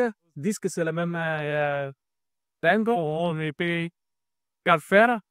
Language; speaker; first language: French; non-native, learner; Italian